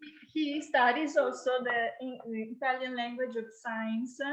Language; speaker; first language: English; non-native, fluent; Italian